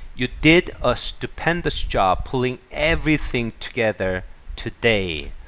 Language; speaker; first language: English; non-native, fluent; Korean